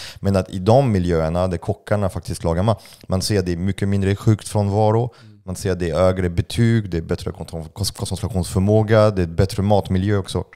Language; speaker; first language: Swedish; non-native, fluent; French